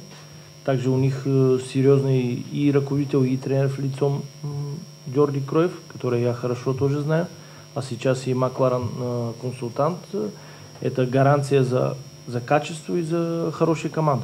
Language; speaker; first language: Russian; non-native, learner; Bulgarian